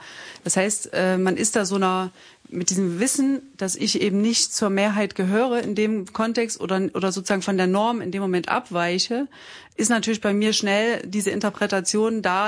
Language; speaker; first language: German; native; German